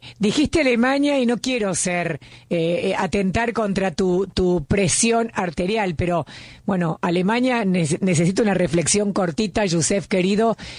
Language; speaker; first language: Spanish; native; Spanish